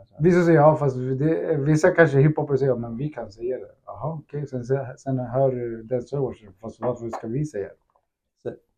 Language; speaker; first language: Swedish; early bilingual, other home language; Spanish